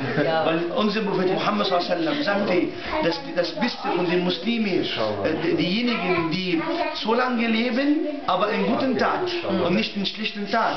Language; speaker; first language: German; non-native, learner; Arabic